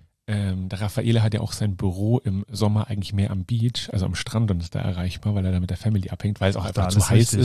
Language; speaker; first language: German; native; German